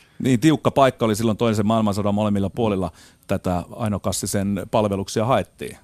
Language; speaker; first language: Finnish; native; Finnish